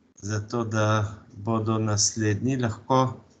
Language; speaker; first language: Slovenian; native; Slovenian